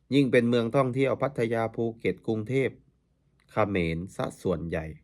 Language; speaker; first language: Thai; native; Thai